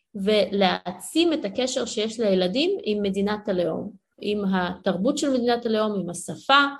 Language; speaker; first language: Hebrew; early bilingual, other home language; Ukrainian